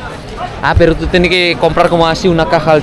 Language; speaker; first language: Spanish; non-native, fluent; Indonesian